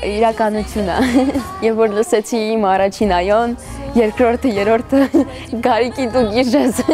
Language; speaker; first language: Armenian; early bilingual, heritage; Armenian